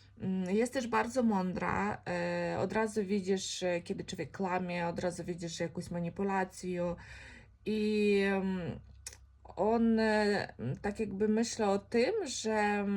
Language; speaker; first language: Polish; non-native, fluent; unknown